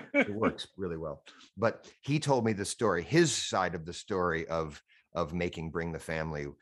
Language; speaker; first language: English; native; English